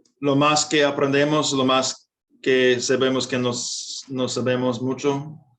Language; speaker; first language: Spanish; non-native, fluent; English